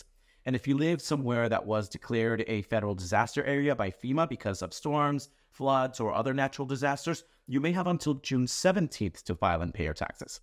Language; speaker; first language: English; native; English